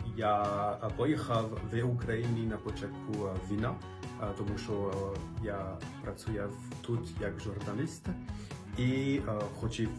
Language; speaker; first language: Ukrainian; non-native, learner; French